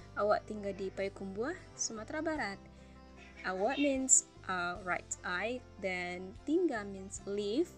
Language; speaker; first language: English; non-native, fluent; Indonesian